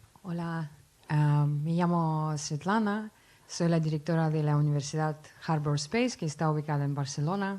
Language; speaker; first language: Spanish; non-native, fluent; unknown